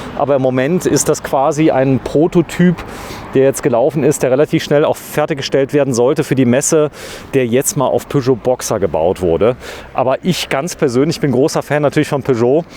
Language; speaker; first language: German; native; German